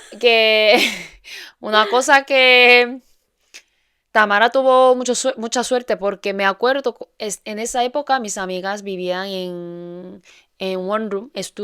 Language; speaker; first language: Spanish; non-native, fluent; Korean